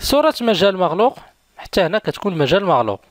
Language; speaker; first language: Arabic; native; Arabic